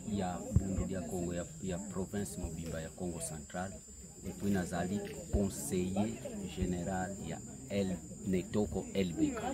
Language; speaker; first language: Lingala; non-native, local second language; Kongo